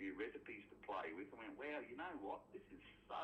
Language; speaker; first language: English; native; English